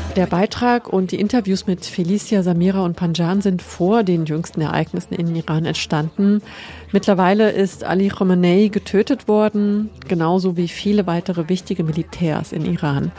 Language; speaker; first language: German; native; German